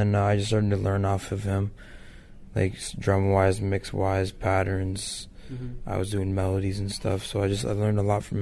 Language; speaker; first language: English; native; English